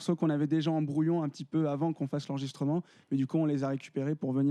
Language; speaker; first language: French; native; French